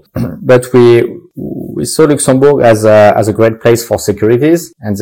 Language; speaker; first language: English; non-native, fluent; French